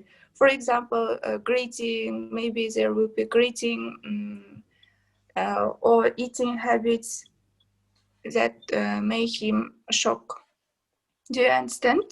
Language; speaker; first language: English; non-native, fluent; Kazakh